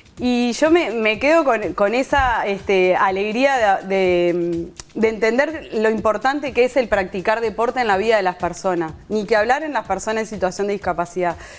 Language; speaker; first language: Spanish; native; Spanish